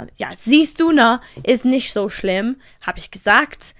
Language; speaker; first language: German; non-native, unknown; English